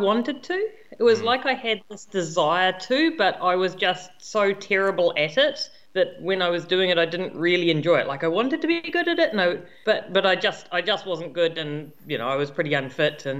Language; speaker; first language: English; native; English